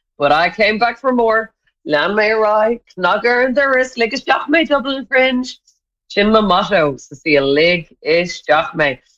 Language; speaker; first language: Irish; native; Irish